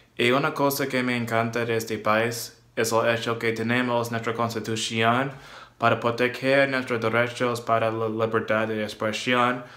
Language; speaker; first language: Spanish; non-native, learner; English